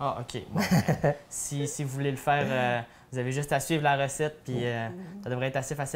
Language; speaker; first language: French; native; French